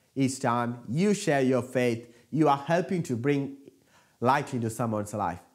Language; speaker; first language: English; non-native, local second language; Malayalam